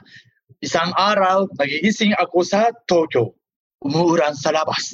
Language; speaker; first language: Filipino; non-native, learner; Japanese